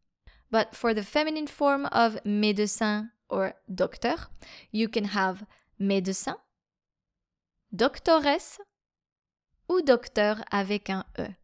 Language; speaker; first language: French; native; French